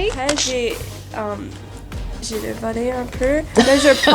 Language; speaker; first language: French; non-native, local second language; English